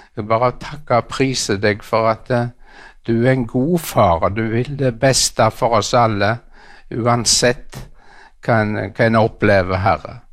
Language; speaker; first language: Norwegian; native; Norwegian